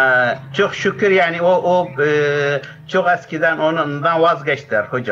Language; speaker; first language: Turkish; non-native, learner; Arabic